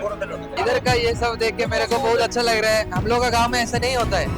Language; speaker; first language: Hindi; non-native, local second language; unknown